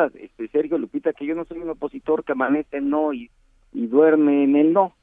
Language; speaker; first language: Spanish; native; Spanish